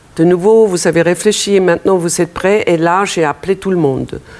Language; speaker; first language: French; non-native, fluent; German